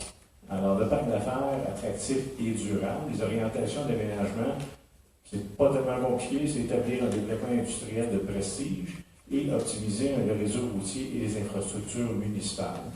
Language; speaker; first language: French; native; French